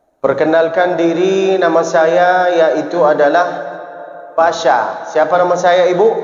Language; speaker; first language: Malay; early bilingual, heritage; Malay